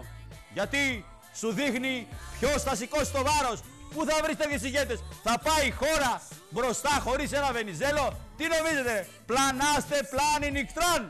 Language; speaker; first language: Greek; native; Greek